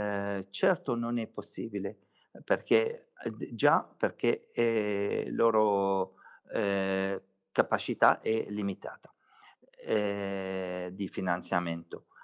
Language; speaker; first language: Italian; non-native, fluent; Arabic